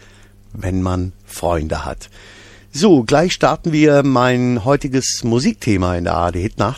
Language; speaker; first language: German; native; German